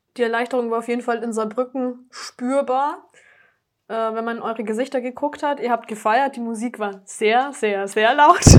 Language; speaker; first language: German; native; German